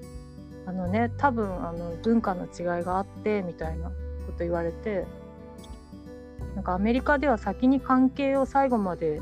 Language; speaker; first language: Japanese; native; Japanese